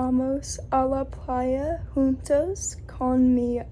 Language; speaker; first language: Spanish; non-native, learner; English